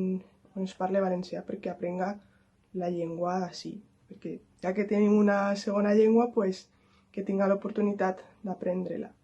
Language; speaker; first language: Catalan; non-native, local second language; Spanish